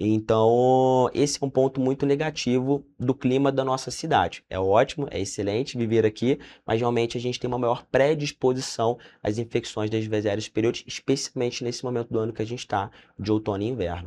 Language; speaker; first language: Portuguese; native; Portuguese